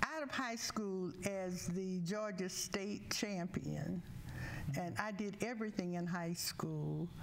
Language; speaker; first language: English; native; English